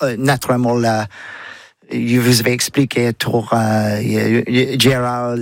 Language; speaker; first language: French; non-native, learner; English